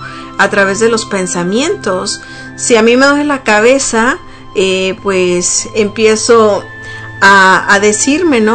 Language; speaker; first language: Spanish; native; Spanish